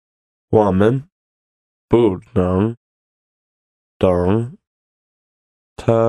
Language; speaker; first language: Chinese; non-native, learner; English